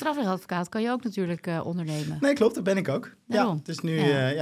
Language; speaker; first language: Dutch; native; Dutch